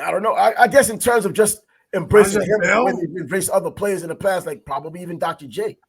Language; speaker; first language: English; native; English